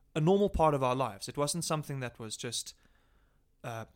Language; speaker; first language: English; native; English